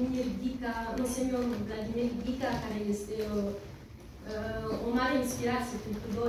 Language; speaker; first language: Romanian; early bilingual, heritage; French